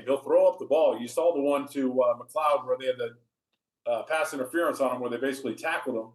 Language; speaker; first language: English; native; English